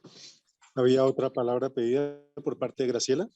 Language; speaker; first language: Spanish; native; Spanish